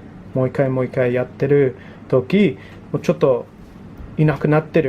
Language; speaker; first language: Japanese; non-native, learner; English